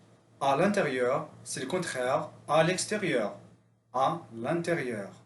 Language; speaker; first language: French; non-native, fluent; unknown